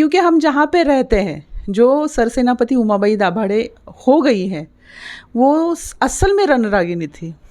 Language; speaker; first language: Hindi; non-native, local second language; Marathi